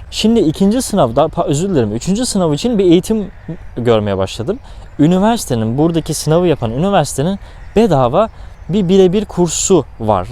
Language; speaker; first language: Turkish; early bilingual, heritage; Turkish